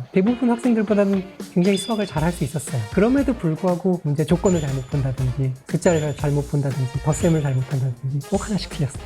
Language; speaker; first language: Korean; native; Korean